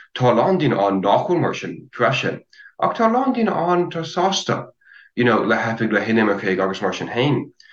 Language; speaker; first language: Irish; non-native, fluent; English